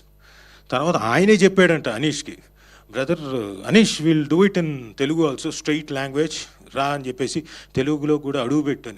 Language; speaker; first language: Telugu; native; Telugu